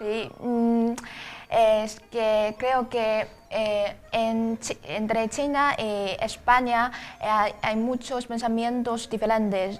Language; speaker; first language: Spanish; non-native, fluent; Chinese